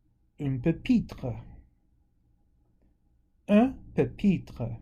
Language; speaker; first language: French; non-native, fluent; English